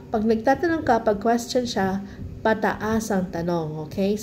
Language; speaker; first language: Filipino; native; Filipino